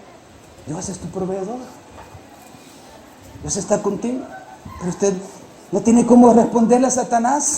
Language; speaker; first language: Spanish; native; Spanish